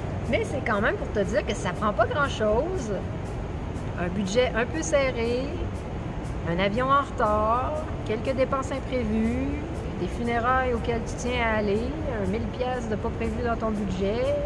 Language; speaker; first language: French; native; French